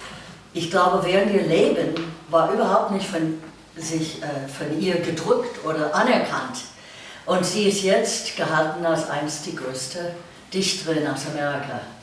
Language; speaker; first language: German; non-native, fluent; English